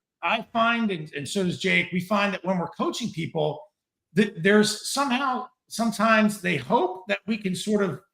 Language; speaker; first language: English; native; English